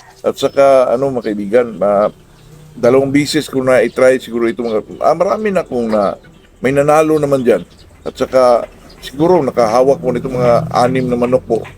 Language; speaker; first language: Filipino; non-native, local second language; Cebuano